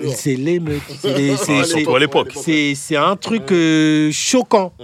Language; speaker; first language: French; native; French